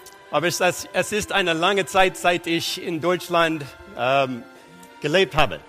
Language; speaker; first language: German; non-native, learner; English